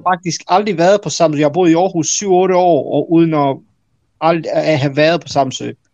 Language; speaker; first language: Danish; early bilingual, other home language; Bosnian